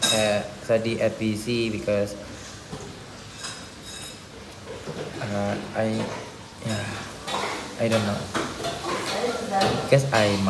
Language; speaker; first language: English; non-native, learner; Indonesian